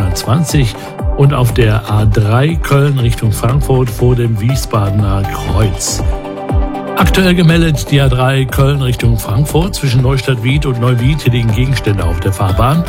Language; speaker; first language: German; native; German